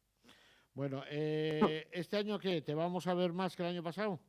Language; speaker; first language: Spanish; native; Spanish